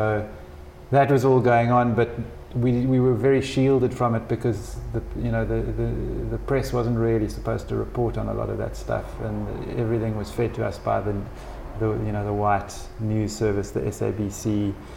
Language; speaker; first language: English; native; English